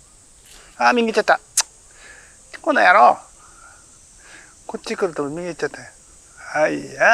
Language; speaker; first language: Japanese; native; Japanese